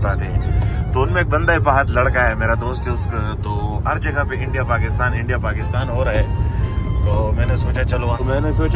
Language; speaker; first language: Hindi; native; Hindi